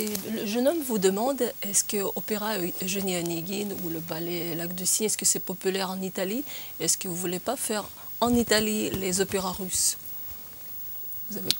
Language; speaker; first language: French; non-native, learner; Russian